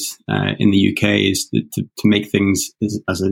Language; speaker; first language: English; native; English